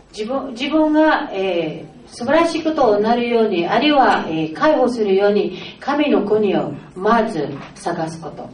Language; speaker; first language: Japanese; non-native, fluent; Filipino